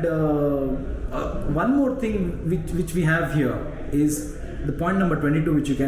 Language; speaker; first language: English; non-native, local second language; Hindi